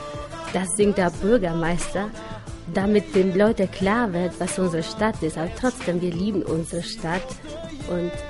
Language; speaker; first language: German; non-native, learner; Albanian